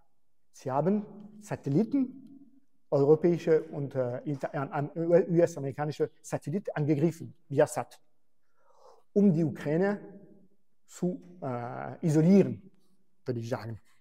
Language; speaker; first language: German; non-native, fluent; French